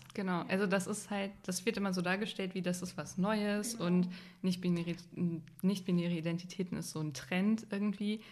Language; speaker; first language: German; native; German